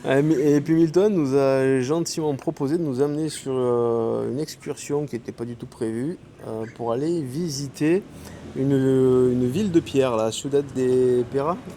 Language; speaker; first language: French; native; French